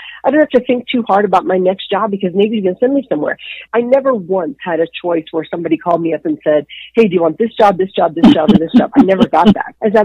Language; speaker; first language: English; native; English